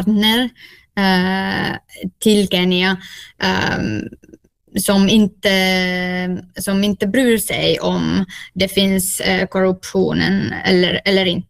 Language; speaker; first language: Swedish; non-native, local second language; Finnish